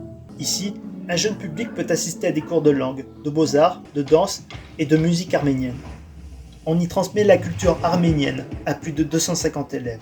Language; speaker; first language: French; native; French